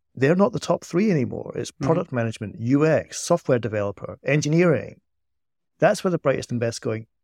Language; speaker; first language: English; native; English